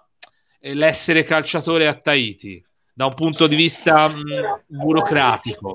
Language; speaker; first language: Italian; native; Italian